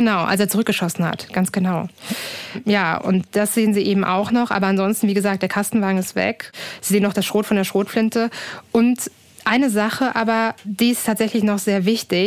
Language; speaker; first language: German; native; German